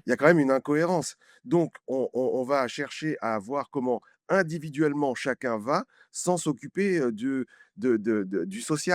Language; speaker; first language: French; native; French